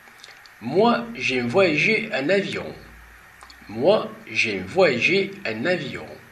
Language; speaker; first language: French; non-native, fluent; Portuguese